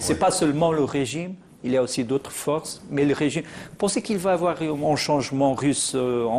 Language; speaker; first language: French; non-native, fluent; Portuguese